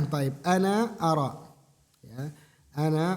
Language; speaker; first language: Arabic; non-native, fluent; Indonesian